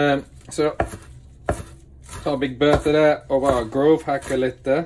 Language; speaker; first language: Swedish; non-native, fluent; English